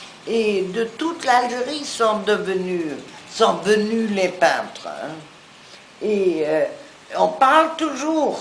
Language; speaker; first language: French; non-native, fluent; German